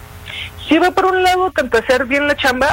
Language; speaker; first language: Spanish; native; Spanish